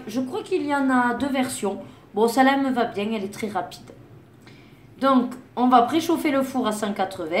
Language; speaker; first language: French; native; French